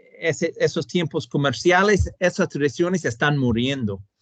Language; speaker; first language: Spanish; non-native, fluent; English